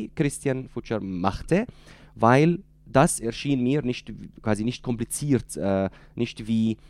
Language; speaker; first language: German; non-native, fluent; Arabic